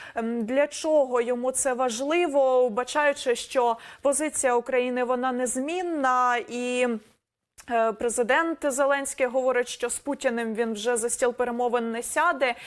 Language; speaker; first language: Ukrainian; native; Ukrainian